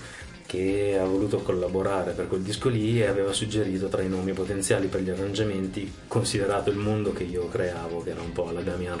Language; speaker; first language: Italian; native; Italian